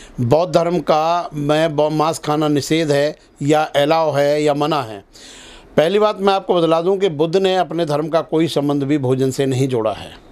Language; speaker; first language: Hindi; native; Hindi